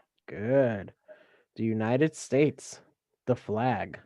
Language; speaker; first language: English; native; English